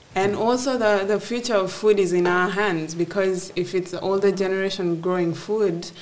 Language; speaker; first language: English; non-native, local second language; Acoli